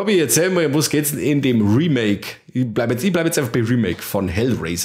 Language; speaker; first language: German; native; German